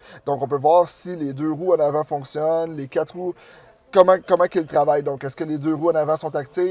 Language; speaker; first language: French; native; French